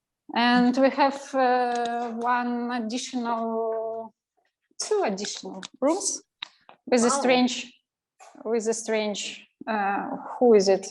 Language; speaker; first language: English; non-native, learner; Russian